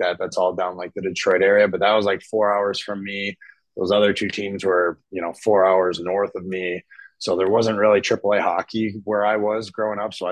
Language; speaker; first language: English; native; English